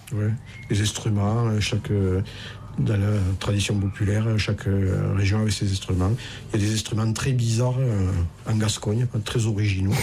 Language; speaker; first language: French; native; French